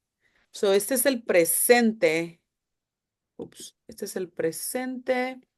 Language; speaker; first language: Spanish; non-native, fluent; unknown